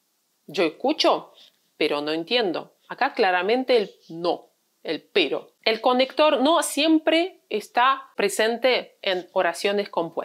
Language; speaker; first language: Spanish; non-native, fluent; Russian